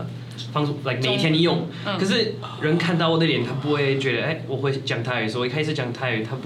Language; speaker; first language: Chinese; non-native, fluent; French